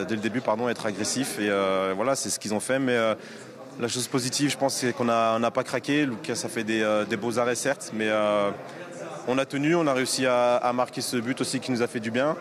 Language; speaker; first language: French; native; French